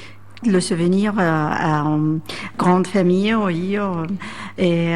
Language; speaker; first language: French; non-native, learner; Arabic